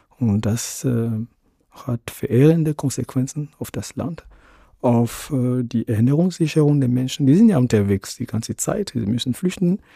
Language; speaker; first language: German; non-native, fluent; Ewe